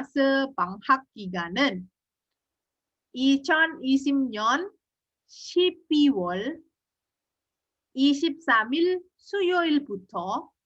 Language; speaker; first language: Korean; non-native, fluent; Indonesian